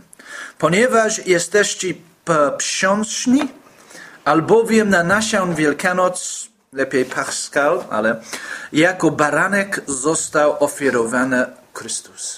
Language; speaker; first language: Polish; non-native, fluent; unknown